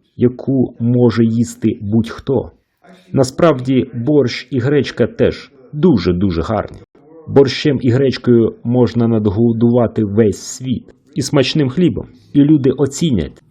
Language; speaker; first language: Ukrainian; non-native, fluent; English